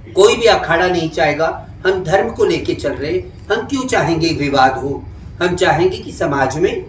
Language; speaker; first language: Hindi; native; Hindi